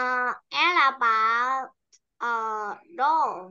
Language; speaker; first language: English; non-native, learner; Vietnamese